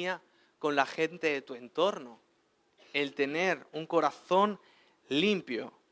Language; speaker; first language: Spanish; native; Spanish